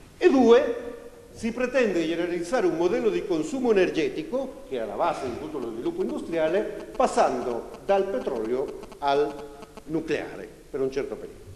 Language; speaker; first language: Italian; non-native, fluent; Spanish